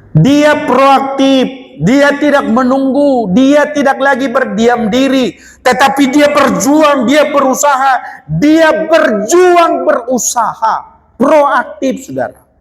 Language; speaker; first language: Indonesian; non-native, local second language; Batak Toba